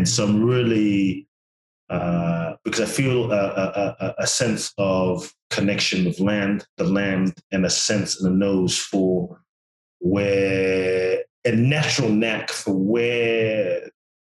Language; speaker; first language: English; native; English